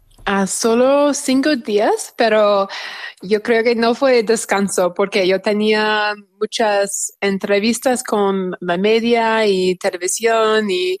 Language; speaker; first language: Spanish; non-native, learner; English